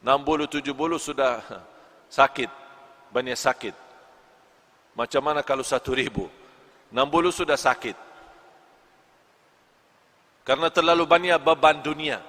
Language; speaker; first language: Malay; non-native, fluent; Arabic